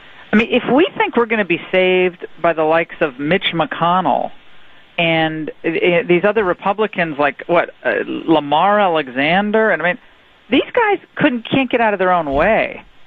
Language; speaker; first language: English; native; English